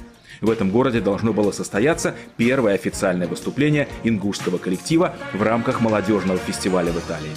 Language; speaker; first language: Russian; native; Russian